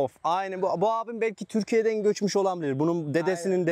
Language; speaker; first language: Turkish; native; Turkish